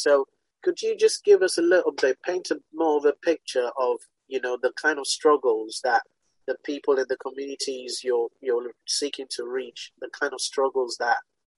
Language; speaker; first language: English; non-native, local second language; Yoruba